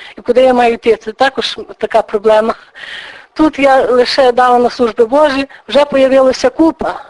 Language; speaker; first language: Ukrainian; native; Ukrainian